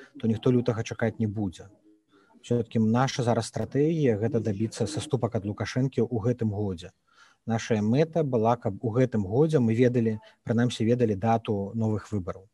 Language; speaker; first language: Belarusian; native; Belarusian